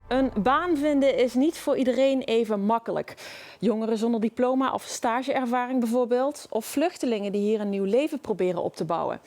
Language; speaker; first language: Dutch; native; Dutch